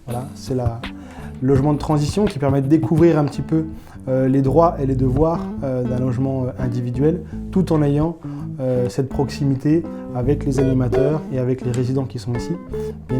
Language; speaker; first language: French; native; French